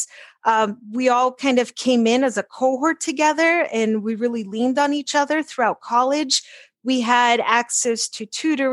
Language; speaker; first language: English; early bilingual, other home language; Portuguese